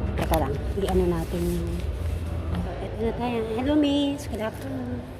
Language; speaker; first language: Filipino; native; Filipino